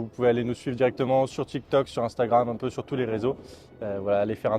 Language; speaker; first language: French; native; French